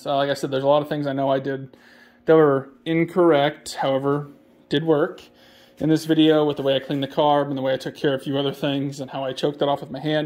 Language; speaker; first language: English; native; English